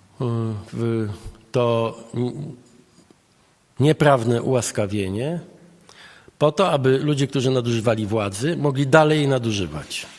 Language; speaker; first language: Polish; native; Polish